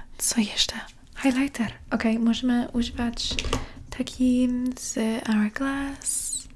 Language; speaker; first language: Polish; early bilingual, heritage; Polish